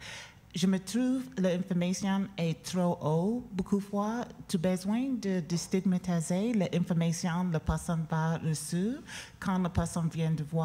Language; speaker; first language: French; non-native, learner; English